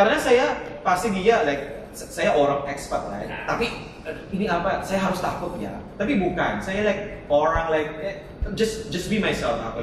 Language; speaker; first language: Indonesian; non-native, learner; Filipino